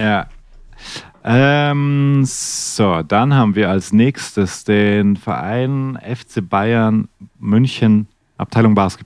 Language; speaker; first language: German; native; German